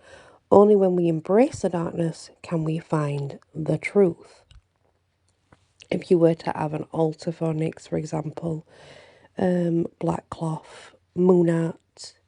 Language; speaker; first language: English; native; English